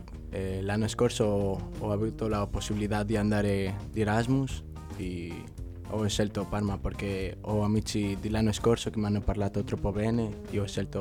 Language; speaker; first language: Italian; non-native, learner; Spanish